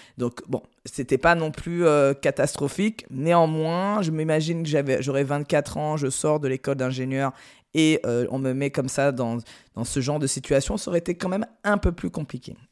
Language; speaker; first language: French; native; French